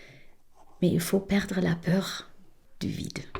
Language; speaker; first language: French; non-native, fluent; German